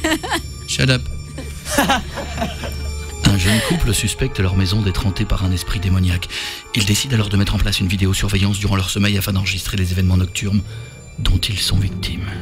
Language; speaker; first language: French; native; French